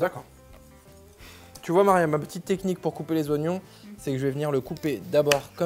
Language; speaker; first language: French; native; French